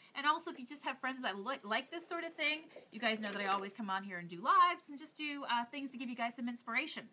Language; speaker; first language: English; native; English